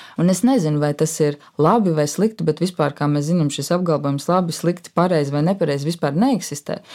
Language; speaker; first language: Latvian; native; Latvian